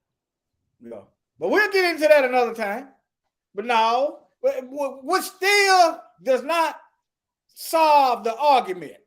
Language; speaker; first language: English; native; English